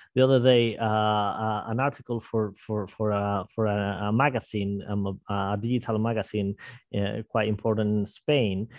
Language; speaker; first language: English; non-native, fluent; Spanish